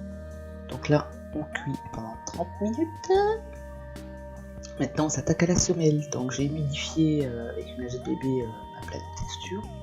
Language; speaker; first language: French; native; French